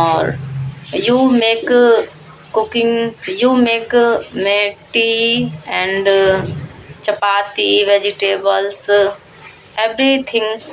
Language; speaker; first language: English; non-native, learner; Hindi